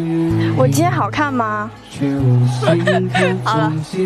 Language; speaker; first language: Chinese; native; Chinese